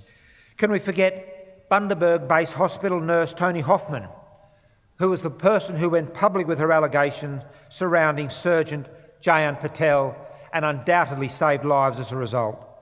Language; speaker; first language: English; native; English